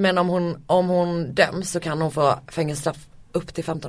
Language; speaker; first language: Swedish; native; Swedish